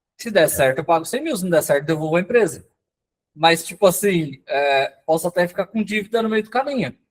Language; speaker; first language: Portuguese; native; Portuguese